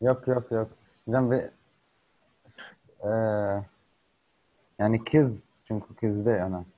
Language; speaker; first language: Turkish; non-native, learner; Arabic